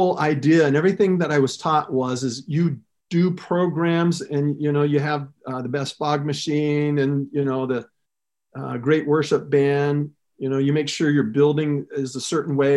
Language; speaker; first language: English; native; English